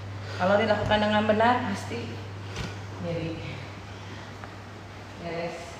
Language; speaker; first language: Indonesian; native; Indonesian